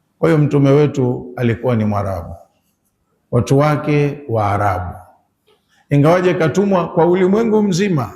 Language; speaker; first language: Swahili; native; Swahili